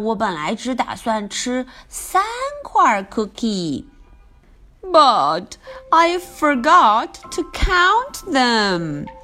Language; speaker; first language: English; non-native, fluent; Chinese